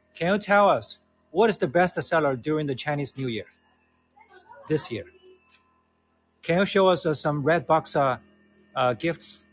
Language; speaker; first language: English; non-native, fluent; Chinese